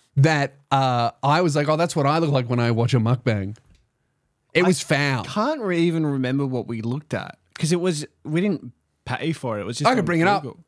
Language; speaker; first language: English; native; English